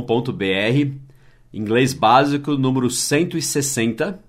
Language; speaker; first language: Portuguese; non-native, fluent; English